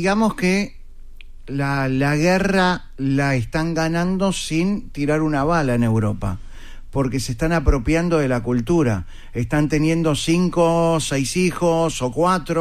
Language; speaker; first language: Spanish; native; Spanish